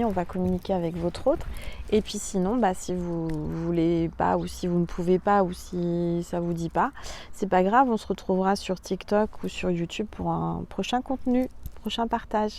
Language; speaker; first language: French; native; French